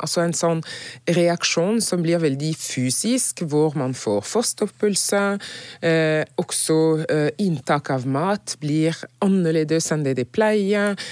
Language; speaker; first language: Norwegian; non-native, fluent; French